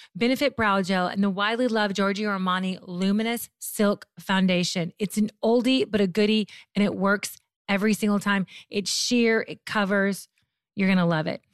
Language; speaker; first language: English; native; English